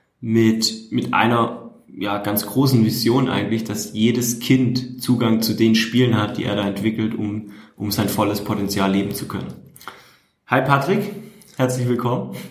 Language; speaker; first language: German; native; German